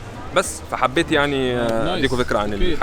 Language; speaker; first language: Arabic; native; Arabic